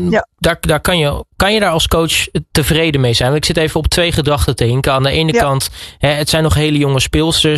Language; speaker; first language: Dutch; native; Dutch